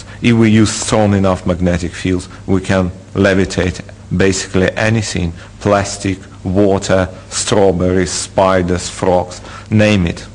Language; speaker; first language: English; non-native, fluent; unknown